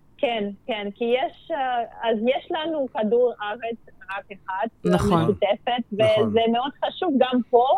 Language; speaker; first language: Hebrew; non-native, fluent; Russian